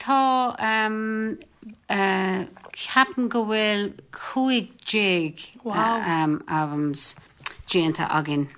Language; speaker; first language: Irish; non-native, local second language; English